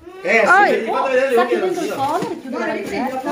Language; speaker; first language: Italian; native; Italian